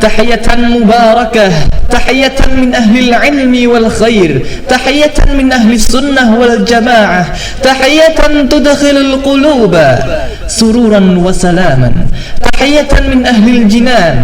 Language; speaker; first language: Arabic; non-native, learner; Indonesian